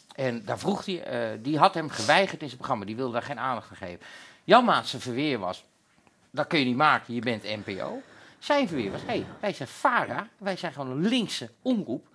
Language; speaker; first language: Dutch; native; Dutch